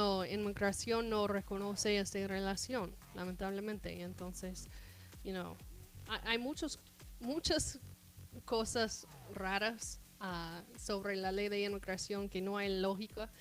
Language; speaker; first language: Spanish; non-native, fluent; English